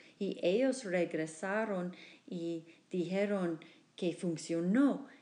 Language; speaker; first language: Spanish; non-native, learner; English